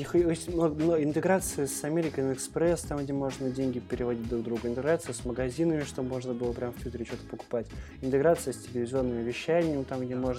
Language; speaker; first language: Russian; native; Russian